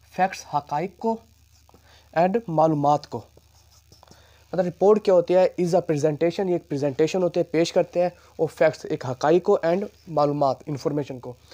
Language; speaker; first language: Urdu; non-native, local second language; Punjabi